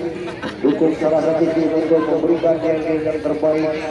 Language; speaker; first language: Indonesian; native; Indonesian